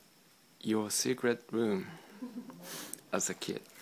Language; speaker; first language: English; non-native, learner; Japanese